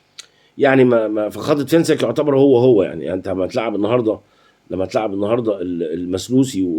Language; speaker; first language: Arabic; native; Arabic